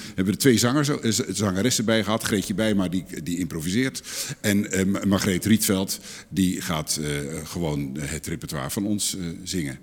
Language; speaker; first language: Dutch; native; Dutch